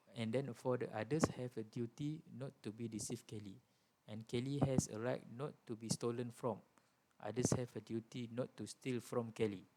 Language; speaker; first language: English; non-native, local second language; Malay